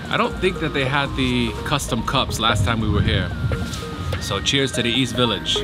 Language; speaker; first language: English; native; English